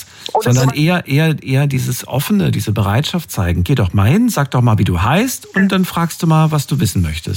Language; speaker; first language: German; native; German